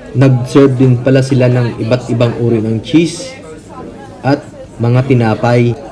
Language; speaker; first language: Filipino; non-native, local second language; Cebuano